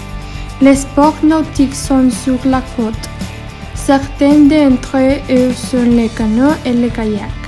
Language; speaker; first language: French; non-native, learner; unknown